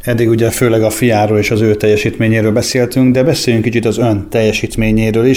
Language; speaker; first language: Hungarian; native; Hungarian